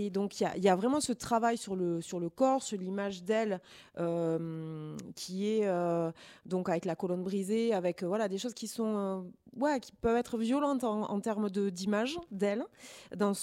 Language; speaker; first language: French; native; French